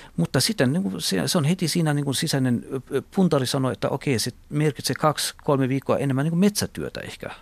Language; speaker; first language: Finnish; non-native, local second language; Swedish